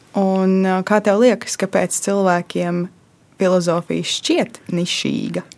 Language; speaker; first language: Latvian; native; Latvian